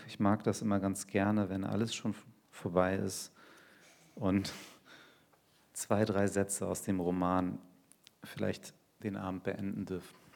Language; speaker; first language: German; early bilingual, other home language; Turkish